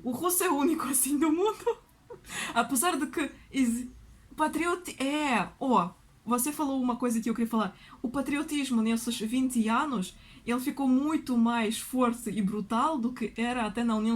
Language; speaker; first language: Portuguese; non-native, fluent; Russian